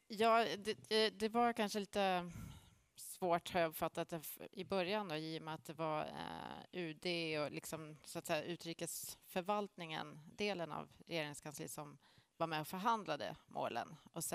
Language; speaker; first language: Swedish; native; Swedish